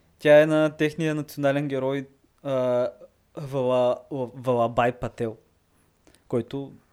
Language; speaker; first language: Bulgarian; native; Bulgarian